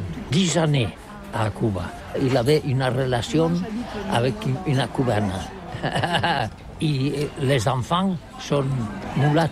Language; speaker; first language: French; non-native, local second language; Catalan